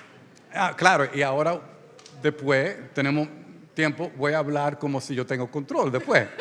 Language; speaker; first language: Spanish; early bilingual, heritage; Spanish